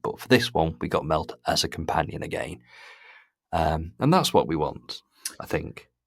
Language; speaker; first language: English; native; English